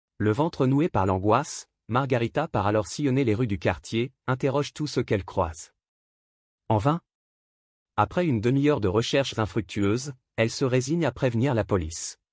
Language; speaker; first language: French; native; French